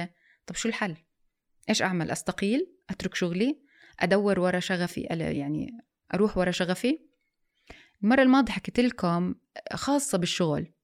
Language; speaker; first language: Arabic; native; Arabic